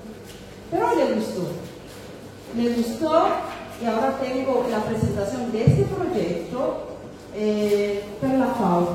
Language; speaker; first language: Spanish; non-native, fluent; Amharic